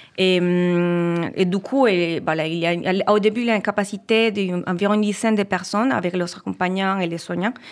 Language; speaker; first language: French; non-native, fluent; Spanish